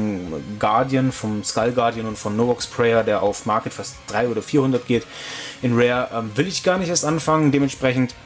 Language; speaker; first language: German; native; German